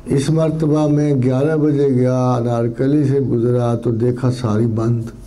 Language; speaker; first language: Urdu; non-native, local second language; Punjabi